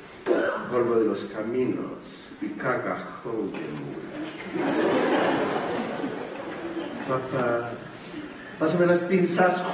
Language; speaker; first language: Spanish; native; Spanish